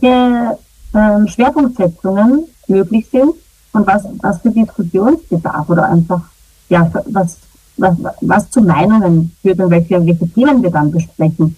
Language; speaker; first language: German; native; German